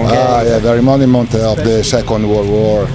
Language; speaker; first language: English; non-native, learner; Italian